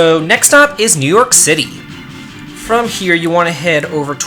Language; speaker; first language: English; native; English